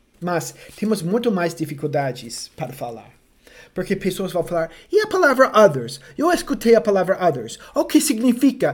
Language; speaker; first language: Portuguese; non-native, fluent; English